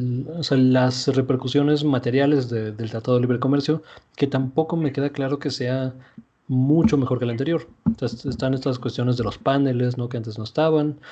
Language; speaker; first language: Spanish; native; Spanish